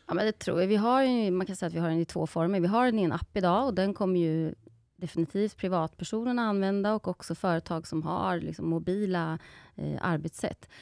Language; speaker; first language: Swedish; native; Swedish